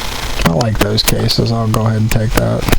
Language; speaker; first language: English; native; English